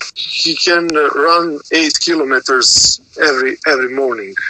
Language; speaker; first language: English; non-native, learner; Serbian